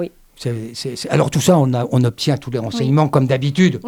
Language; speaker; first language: French; native; French